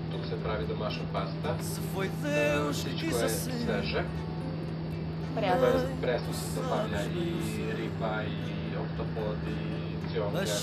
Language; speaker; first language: Bulgarian; non-native, learner; Serbian